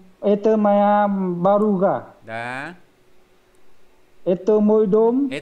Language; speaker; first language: Russian; non-native, learner; Vietnamese